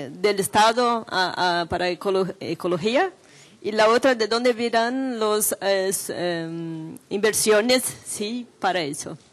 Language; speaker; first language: Spanish; non-native, learner; Portuguese